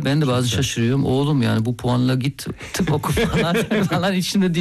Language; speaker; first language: Turkish; non-native, fluent; German